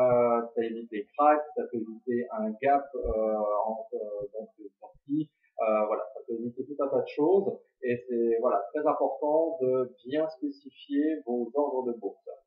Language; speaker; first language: French; native; French